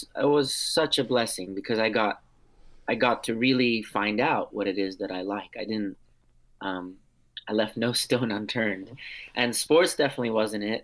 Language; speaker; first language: English; early bilingual, other home language; Armenian